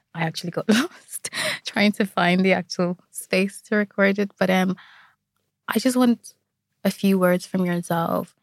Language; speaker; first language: English; non-native, local second language; Igbo